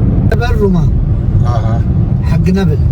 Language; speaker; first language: Arabic; non-native, learner; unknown